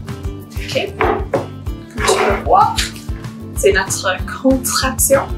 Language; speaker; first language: French; non-native, learner; English